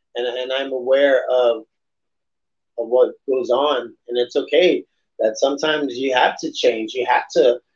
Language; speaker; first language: English; native; English